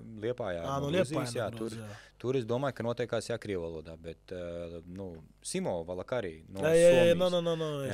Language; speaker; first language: Latvian; native; Latvian